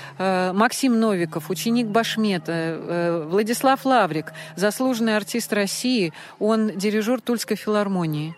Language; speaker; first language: Russian; native; Russian